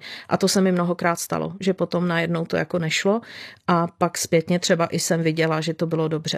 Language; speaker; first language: Czech; native; Czech